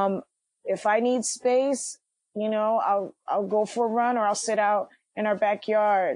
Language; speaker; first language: English; native; English